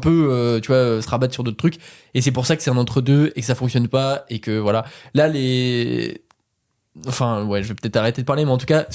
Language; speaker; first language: French; native; French